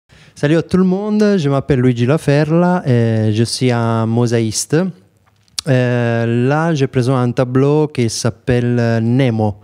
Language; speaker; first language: French; non-native, fluent; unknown